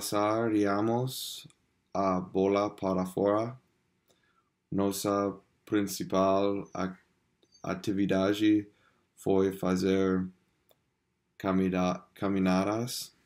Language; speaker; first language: Portuguese; non-native, learner; English